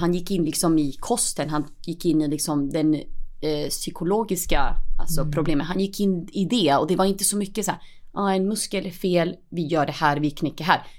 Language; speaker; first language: Swedish; early bilingual, other home language; Spanish